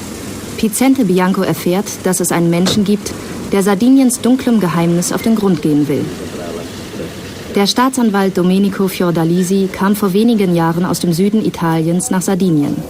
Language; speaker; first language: German; native; German